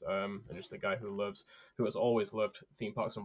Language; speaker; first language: English; native; English